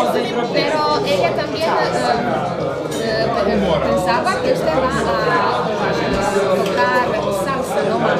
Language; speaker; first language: Spanish; non-native, fluent; Serbian